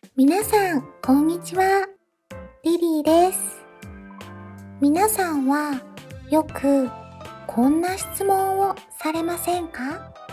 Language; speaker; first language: Japanese; native; Japanese